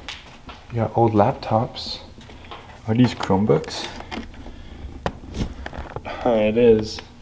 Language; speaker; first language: English; native; English